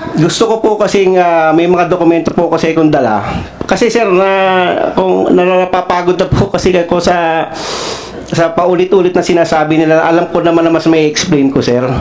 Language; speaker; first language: Filipino; non-native, local second language; Cebuano